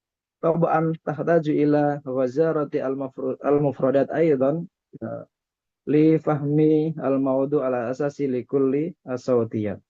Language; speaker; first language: Arabic; non-native, fluent; Indonesian